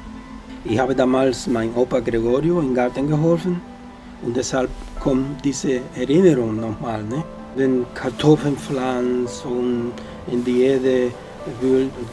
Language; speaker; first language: German; non-native, fluent; Spanish